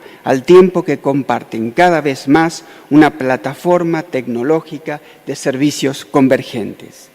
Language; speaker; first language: Spanish; native; Spanish